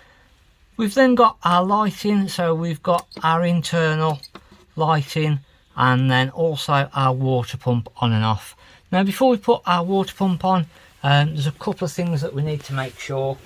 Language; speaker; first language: English; native; English